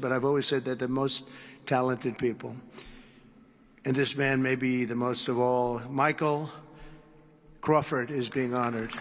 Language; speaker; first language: English; native; English